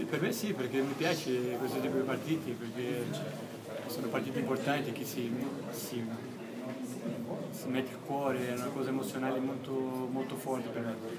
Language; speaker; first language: Italian; non-native, fluent; Portuguese